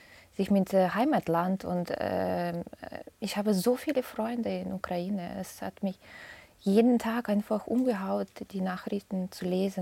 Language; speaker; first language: German; non-native, fluent; Russian